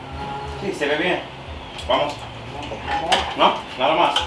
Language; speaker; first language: Spanish; non-native, learner; English